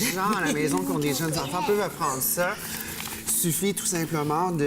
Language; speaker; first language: French; native; French